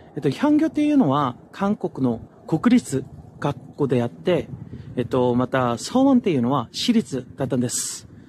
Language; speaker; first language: Japanese; non-native, fluent; Korean